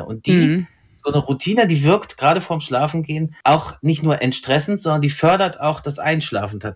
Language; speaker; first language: German; native; German